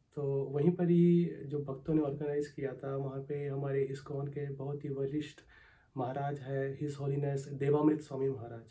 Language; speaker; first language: Hindi; native; Hindi